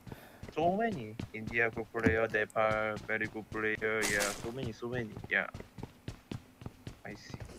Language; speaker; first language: English; non-native, learner; Korean